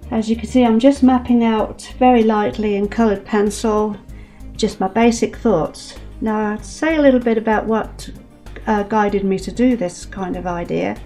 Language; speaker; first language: English; native; English